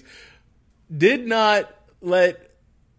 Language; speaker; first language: English; native; English